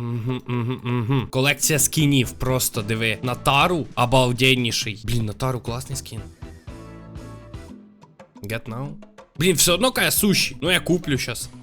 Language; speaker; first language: Ukrainian; non-native, local second language; Russian